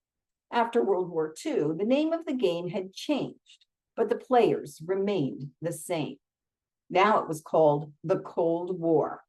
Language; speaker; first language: English; native; English